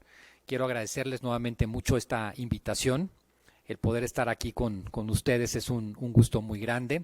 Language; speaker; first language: Spanish; native; Spanish